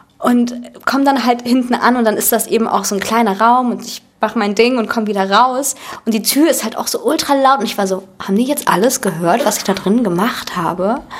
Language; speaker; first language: German; early bilingual, other home language; Russian